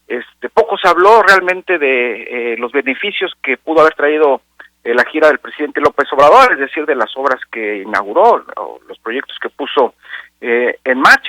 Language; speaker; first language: Spanish; native; Spanish